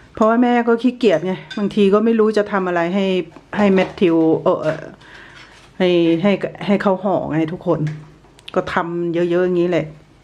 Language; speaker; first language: Thai; native; Thai